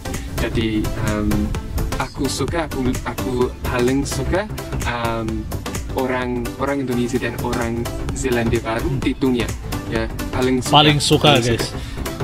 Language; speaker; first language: Indonesian; non-native, learner; English